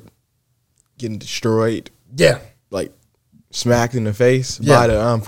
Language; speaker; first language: English; native; English